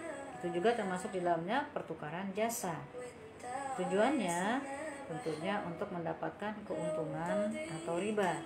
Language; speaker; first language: Indonesian; native; Indonesian